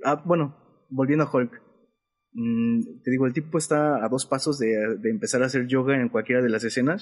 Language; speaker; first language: Spanish; native; Spanish